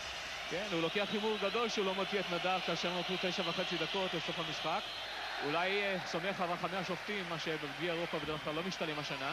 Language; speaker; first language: Hebrew; native; Hebrew